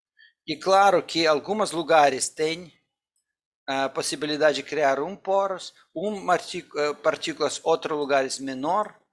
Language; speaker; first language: Portuguese; non-native, fluent; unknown